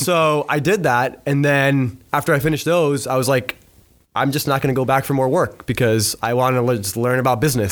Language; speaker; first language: English; native; English